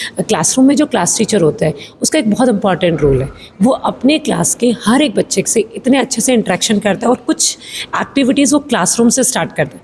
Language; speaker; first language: Hindi; native; Hindi